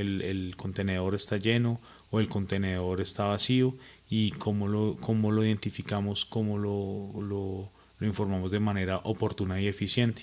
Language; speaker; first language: Spanish; native; Spanish